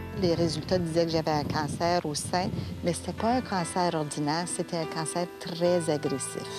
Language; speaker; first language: French; native; French